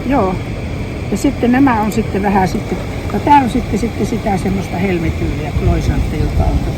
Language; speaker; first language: Finnish; native; Finnish